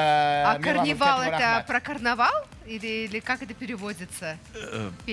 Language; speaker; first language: Russian; non-native, local second language; Uzbek